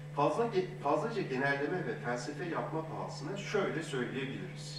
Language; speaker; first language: Turkish; native; Turkish